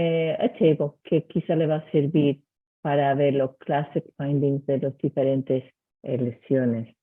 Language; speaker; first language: Spanish; early bilingual, heritage; Spanish